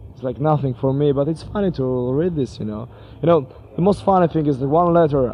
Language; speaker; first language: English; non-native, fluent; Polish